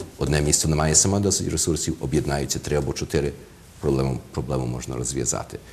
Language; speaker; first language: Ukrainian; early bilingual, heritage; Ukrainian